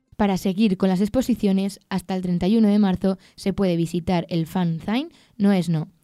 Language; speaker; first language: Spanish; native; Spanish